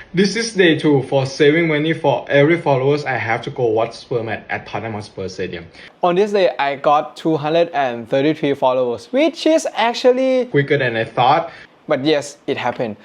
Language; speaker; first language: English; non-native, fluent; Thai